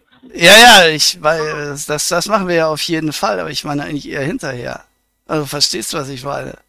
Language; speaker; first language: German; native; German